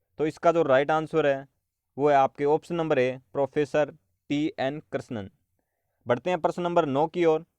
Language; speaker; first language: Hindi; native; Hindi